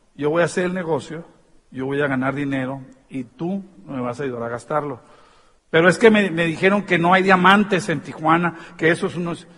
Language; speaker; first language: Spanish; native; Spanish